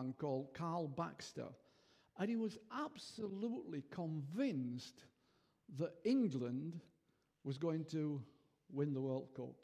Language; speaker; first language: English; native; English